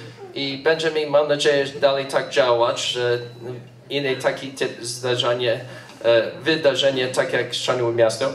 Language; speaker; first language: Polish; non-native, learner; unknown